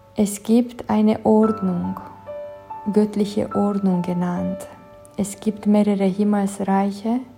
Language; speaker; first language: German; non-native, fluent; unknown